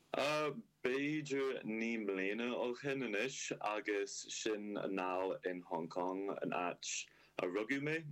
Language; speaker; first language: Irish; non-native, fluent; English